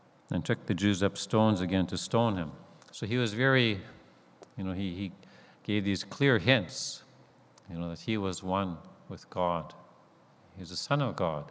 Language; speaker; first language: English; native; English